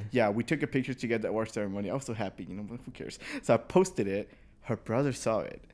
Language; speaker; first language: English; early bilingual, other home language; Burmese